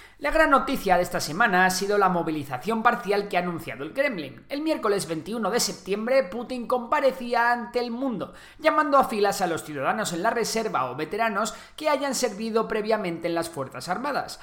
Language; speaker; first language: Spanish; native; Spanish